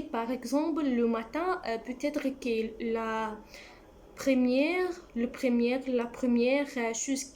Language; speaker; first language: French; non-native, learner; Arabic